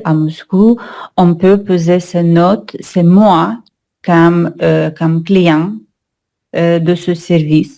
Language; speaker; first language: French; non-native, learner; Russian